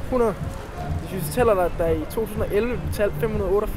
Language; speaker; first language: Danish; native; Danish